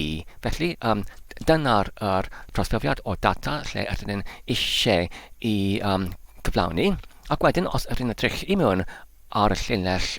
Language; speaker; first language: Welsh; non-native, learner; English